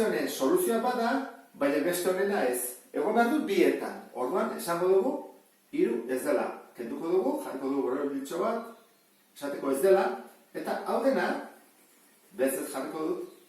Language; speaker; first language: Basque; native; Basque